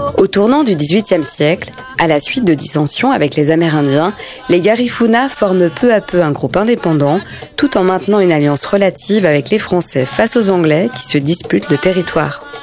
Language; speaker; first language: French; native; French